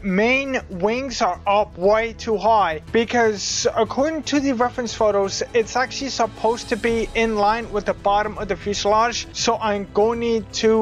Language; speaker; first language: English; native; English